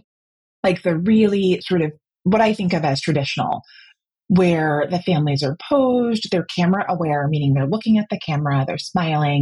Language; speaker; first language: English; native; English